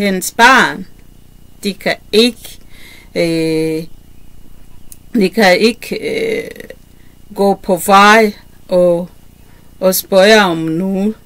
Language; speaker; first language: Danish; non-native, learner; Kinyarwanda